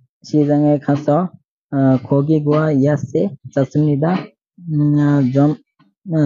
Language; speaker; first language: Korean; non-native, learner; Bangla